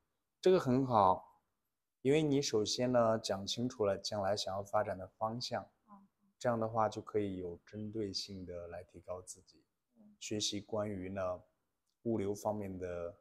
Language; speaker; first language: Chinese; native; Chinese